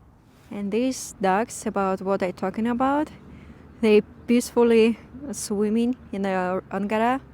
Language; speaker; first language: English; non-native, learner; Spanish